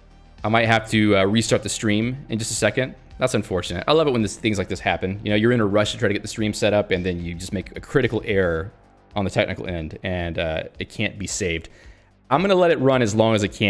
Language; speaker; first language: English; native; English